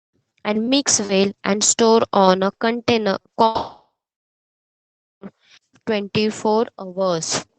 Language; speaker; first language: English; non-native, local second language; Hindi